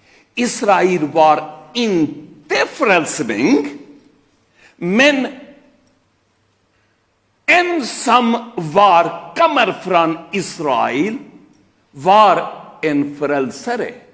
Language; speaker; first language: Swedish; non-native, fluent; Urdu